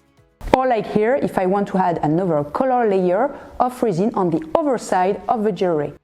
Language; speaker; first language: English; non-native, fluent; French